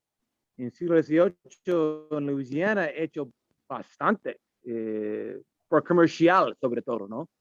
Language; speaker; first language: Spanish; non-native, learner; English